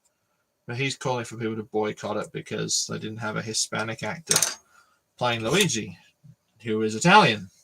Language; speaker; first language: English; native; English